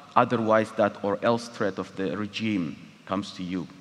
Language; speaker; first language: English; non-native, fluent; Tigrinya